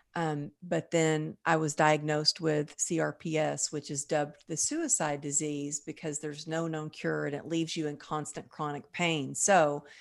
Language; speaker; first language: English; native; English